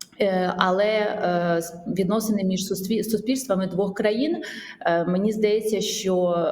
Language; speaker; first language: Ukrainian; non-native, fluent; Georgian